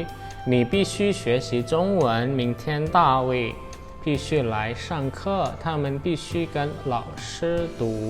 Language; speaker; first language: Chinese; non-native, fluent; Indonesian